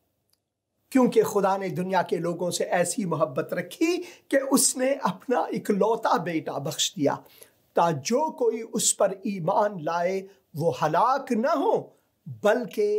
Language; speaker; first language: Hindi; non-native, fluent; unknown